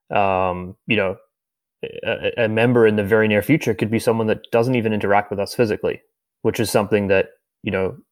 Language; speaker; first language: English; native; English